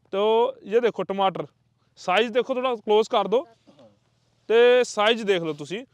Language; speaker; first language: Hindi; non-native, local second language; Punjabi